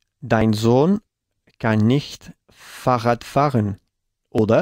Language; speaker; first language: German; non-native, learner; Spanish